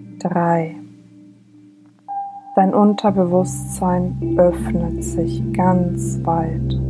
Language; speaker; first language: German; native; German